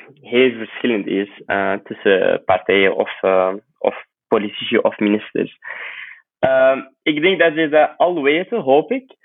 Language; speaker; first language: Dutch; non-native, fluent; Arabic